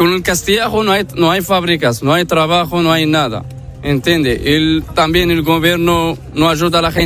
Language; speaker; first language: Spanish; non-native, learner; Arabic